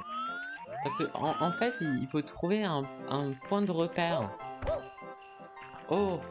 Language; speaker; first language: French; native; French